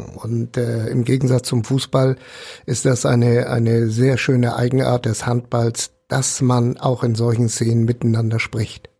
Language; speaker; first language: German; native; German